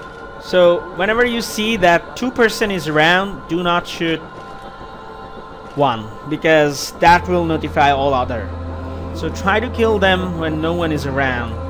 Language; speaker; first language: English; non-native, fluent; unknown